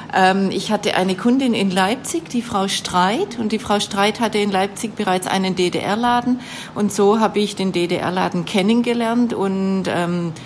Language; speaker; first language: German; native; German